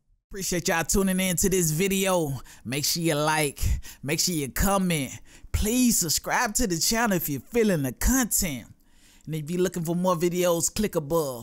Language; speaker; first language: English; native; English